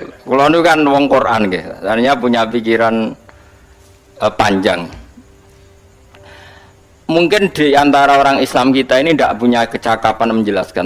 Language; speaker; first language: Indonesian; non-native, local second language; Javanese